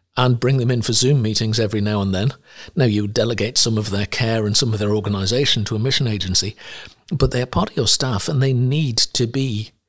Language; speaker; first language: English; native; English